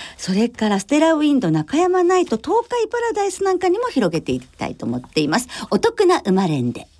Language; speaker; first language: Japanese; native; Japanese